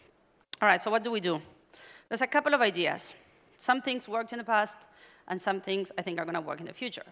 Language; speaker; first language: English; non-native, fluent; Spanish